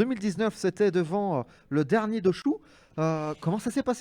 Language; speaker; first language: French; native; French